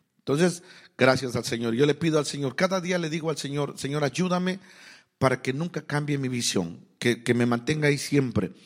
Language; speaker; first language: Spanish; native; Spanish